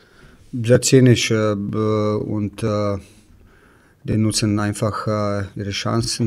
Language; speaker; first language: German; non-native, fluent; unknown